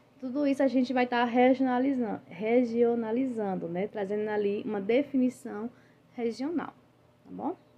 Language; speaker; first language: Portuguese; native; Portuguese